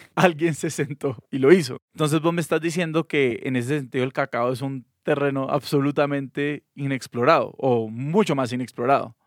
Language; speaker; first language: Spanish; native; Spanish